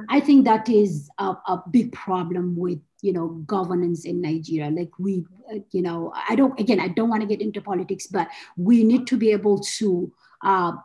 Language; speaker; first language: English; non-native, local second language; Hausa